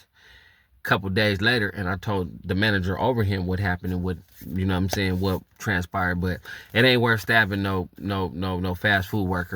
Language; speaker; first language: English; native; English